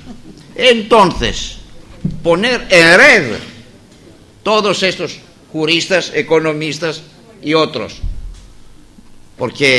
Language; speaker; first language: Spanish; non-native, fluent; Greek